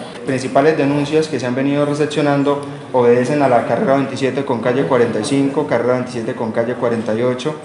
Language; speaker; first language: Spanish; native; Spanish